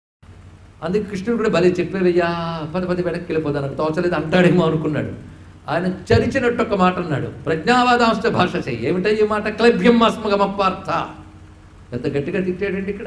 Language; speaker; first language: Telugu; native; Telugu